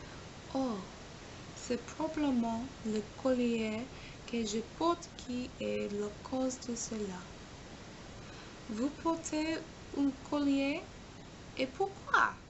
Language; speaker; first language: French; non-native, learner; English